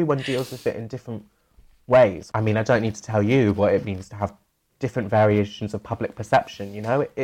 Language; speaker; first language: English; native; English